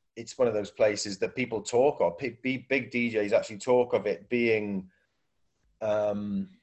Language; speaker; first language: English; native; English